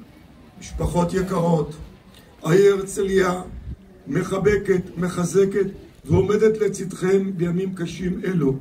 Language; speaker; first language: Hebrew; native; Hebrew